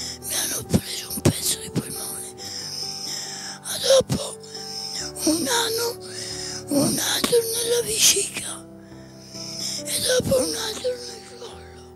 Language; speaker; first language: Italian; non-native, local second language; Venetian